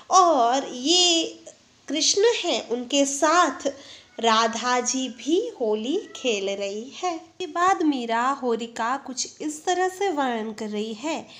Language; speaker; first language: Hindi; non-native, local second language; Gujarati